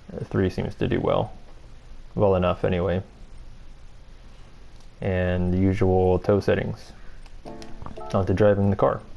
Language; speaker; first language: English; native; English